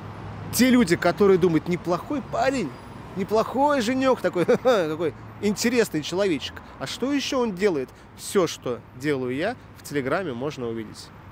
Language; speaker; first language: Russian; native; Russian